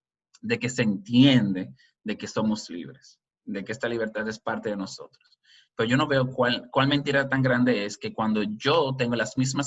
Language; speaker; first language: Spanish; native; Spanish